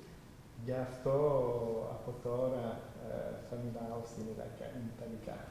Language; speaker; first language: Greek; non-native, learner; Italian